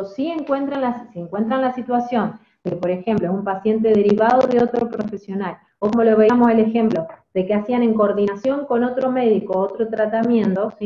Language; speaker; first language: Spanish; native; Spanish